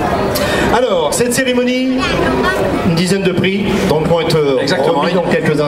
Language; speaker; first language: French; native; French